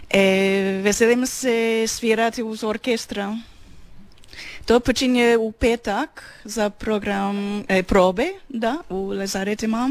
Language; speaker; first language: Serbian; non-native, learner; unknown